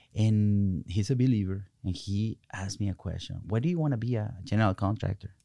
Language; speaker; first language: English; non-native, fluent; Spanish